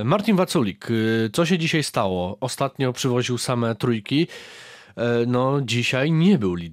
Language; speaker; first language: Polish; native; Polish